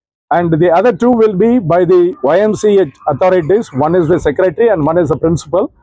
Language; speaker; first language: English; non-native, local second language; Tamil